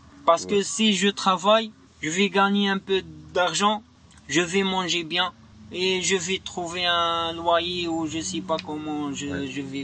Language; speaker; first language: French; non-native, learner; Arabic